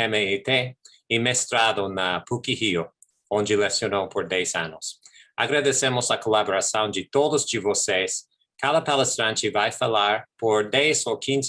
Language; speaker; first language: Portuguese; non-native, fluent; English